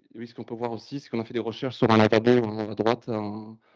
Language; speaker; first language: French; native; French